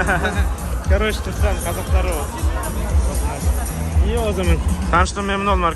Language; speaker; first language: Turkish; non-native, learner; Kazakh